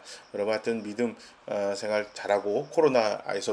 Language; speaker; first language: Korean; native; Korean